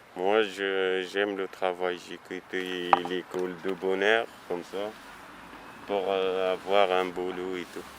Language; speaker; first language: French; non-native, learner; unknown